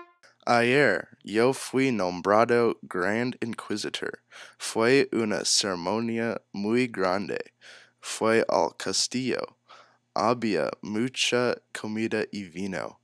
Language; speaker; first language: Spanish; non-native, learner; English